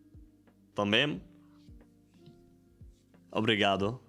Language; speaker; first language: Portuguese; non-native, learner; German